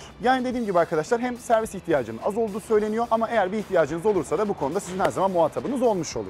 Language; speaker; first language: Turkish; native; Turkish